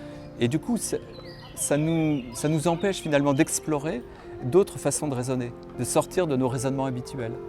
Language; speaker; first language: French; native; French